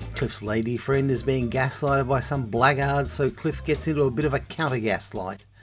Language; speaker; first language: English; native; English